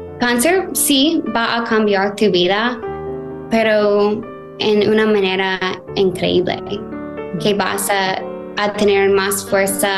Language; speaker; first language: Spanish; non-native, fluent; English